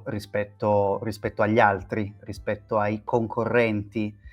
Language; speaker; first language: Italian; native; Italian